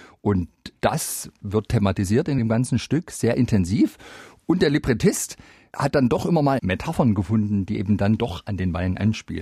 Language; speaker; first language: German; native; German